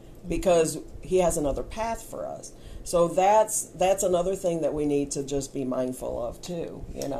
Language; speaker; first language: English; native; English